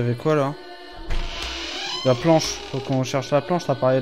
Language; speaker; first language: French; native; French